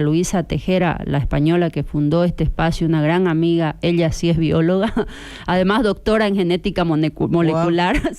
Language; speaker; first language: Spanish; native; Spanish